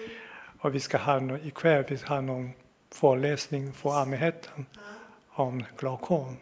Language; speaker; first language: Swedish; non-native, fluent; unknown